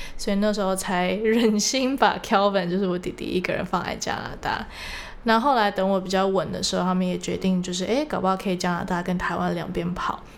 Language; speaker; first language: Chinese; early bilingual, heritage; Chinese